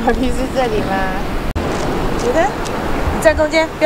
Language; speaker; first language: Chinese; native; Chinese